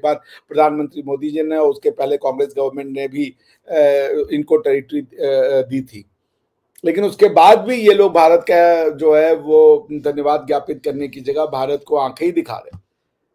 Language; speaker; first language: Hindi; native; Hindi